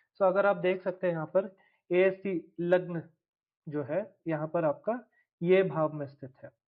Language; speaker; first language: Hindi; non-native, local second language; Tulu